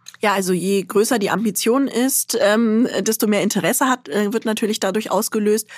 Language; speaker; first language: German; early bilingual, other home language; Arabic